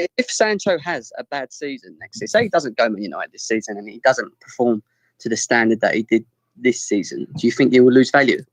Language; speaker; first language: English; native; English